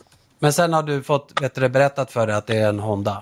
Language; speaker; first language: Swedish; native; Swedish